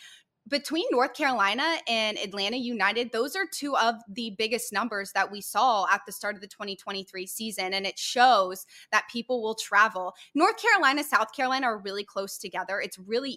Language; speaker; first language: English; native; English